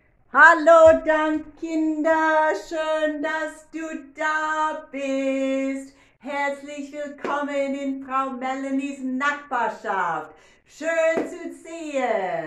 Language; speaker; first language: German; non-native, learner; English